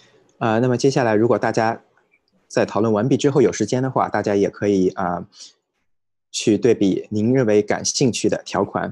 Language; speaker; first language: Chinese; native; Chinese